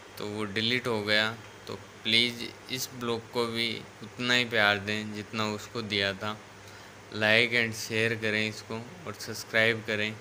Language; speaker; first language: Hindi; native; Hindi